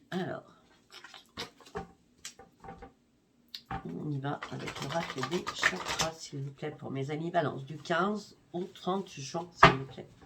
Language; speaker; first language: French; native; French